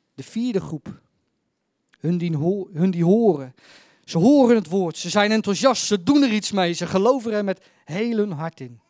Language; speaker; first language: Dutch; native; Dutch